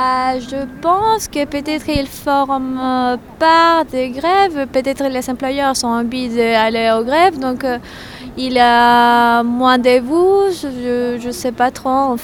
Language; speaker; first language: French; non-native, learner; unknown